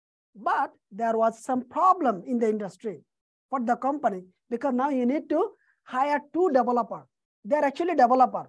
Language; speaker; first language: English; non-native, fluent; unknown